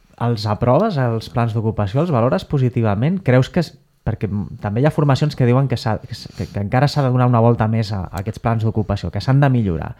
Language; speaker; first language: Catalan; native; Catalan